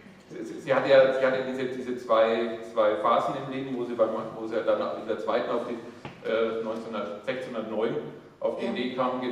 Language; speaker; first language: German; native; German